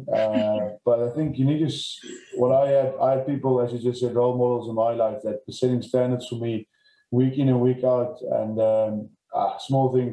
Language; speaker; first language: English; non-native, local second language; Afrikaans